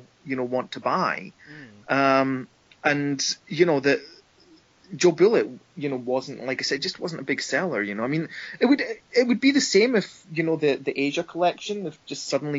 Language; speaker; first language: English; native; English